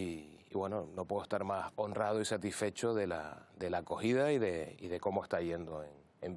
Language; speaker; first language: Spanish; native; Spanish